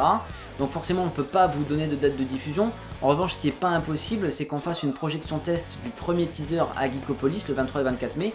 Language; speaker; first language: French; native; French